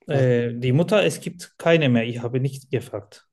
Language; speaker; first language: German; non-native, learner; Turkish